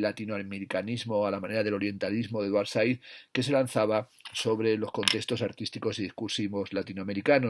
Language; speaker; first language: Spanish; native; Spanish